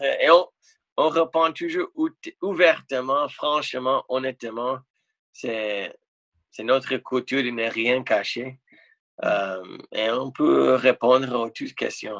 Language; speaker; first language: French; non-native, fluent; English